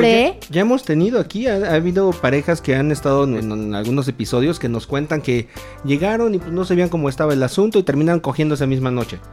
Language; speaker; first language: Spanish; native; Spanish